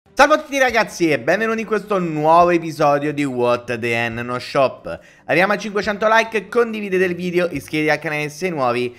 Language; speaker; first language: Italian; native; Italian